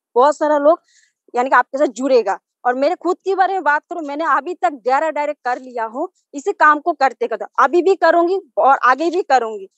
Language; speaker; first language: Hindi; non-native, local second language; Bangla